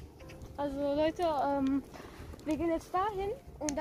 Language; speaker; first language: German; early bilingual, other home language; Tajik